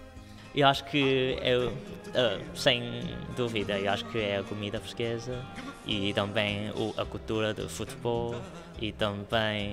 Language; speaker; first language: Portuguese; non-native, local second language; Chinese